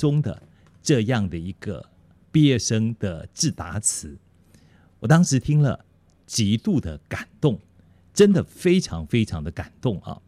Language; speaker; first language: Chinese; native; Chinese